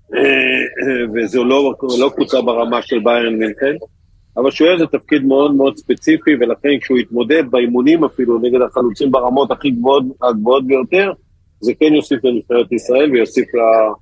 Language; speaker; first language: Hebrew; native; Hebrew